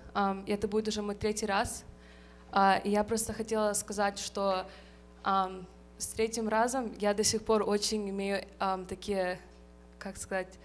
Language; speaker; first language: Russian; early bilingual, heritage; Russian